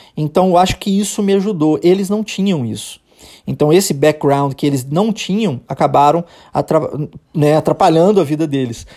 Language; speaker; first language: Portuguese; early bilingual, heritage; Portuguese